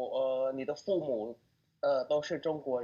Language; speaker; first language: Chinese; non-native, fluent; Thai